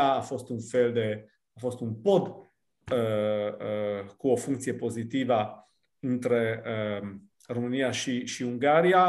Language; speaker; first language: Romanian; non-native, fluent; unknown